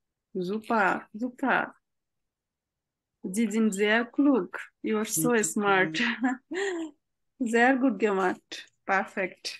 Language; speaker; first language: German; non-native, fluent; Bangla